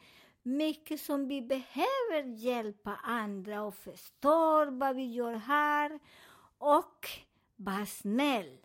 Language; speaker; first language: Swedish; non-native, learner; Spanish